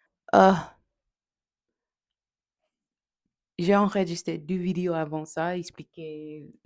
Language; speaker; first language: French; non-native, learner; English